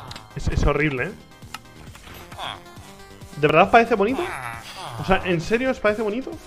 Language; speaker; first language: Spanish; native; Spanish